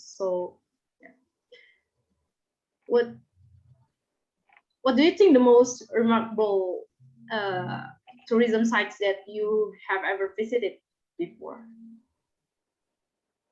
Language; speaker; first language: English; non-native, learner; Indonesian